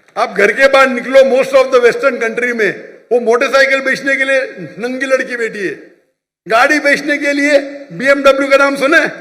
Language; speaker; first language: Urdu; non-native, local second language; Konkani